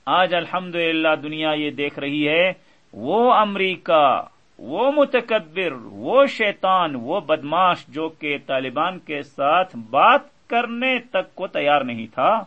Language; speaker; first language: Urdu; native; Urdu